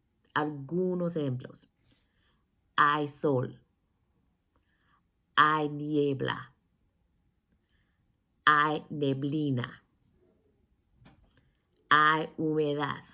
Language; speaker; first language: Spanish; non-native, fluent; English